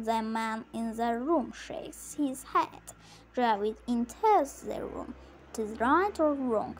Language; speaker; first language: English; non-native, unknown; Azerbaijani